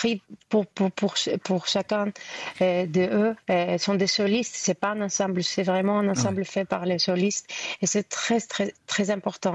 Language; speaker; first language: French; non-native, fluent; Greek